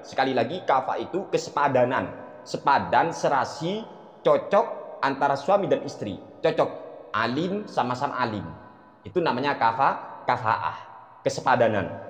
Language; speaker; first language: Indonesian; non-native, local second language; Madurese